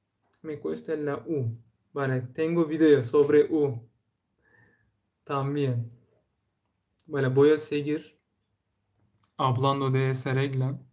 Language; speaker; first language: Spanish; non-native, learner; Turkish